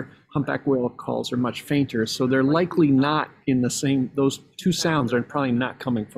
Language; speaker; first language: English; native; English